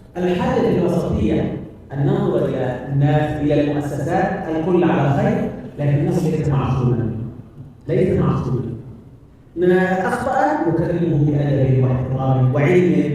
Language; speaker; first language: Arabic; native; Arabic